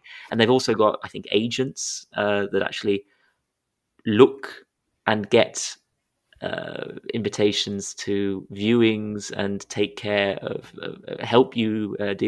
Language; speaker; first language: English; native; English